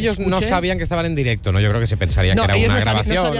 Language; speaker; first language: Spanish; native; Spanish